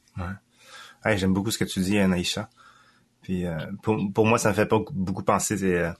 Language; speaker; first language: French; early bilingual, other home language; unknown